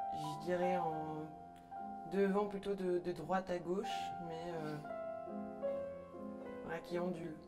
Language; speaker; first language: French; native; French